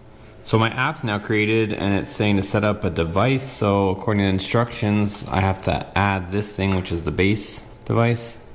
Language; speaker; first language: English; native; English